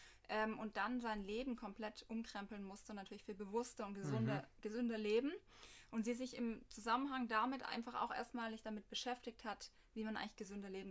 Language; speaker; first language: German; native; German